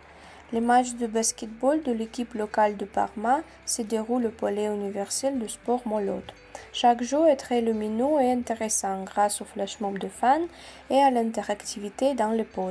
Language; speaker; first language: French; non-native, learner; Russian